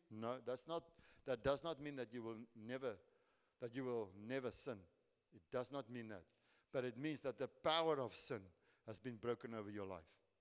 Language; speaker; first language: English; non-native, local second language; Afrikaans